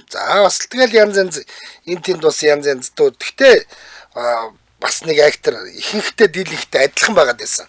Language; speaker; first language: Mongolian; native; Mongolian